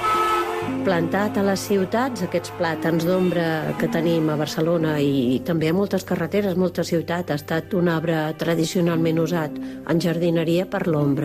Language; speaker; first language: Catalan; native; Catalan